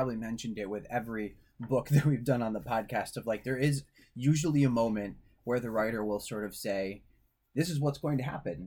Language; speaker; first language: English; native; English